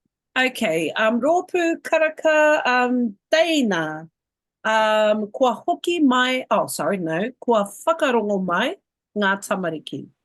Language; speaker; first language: Māori; non-native, local second language; English